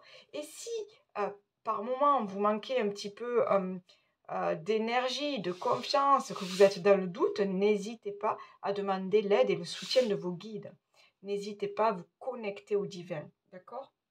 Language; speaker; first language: French; native; French